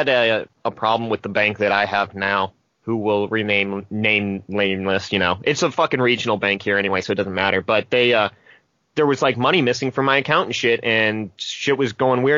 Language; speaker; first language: English; native; English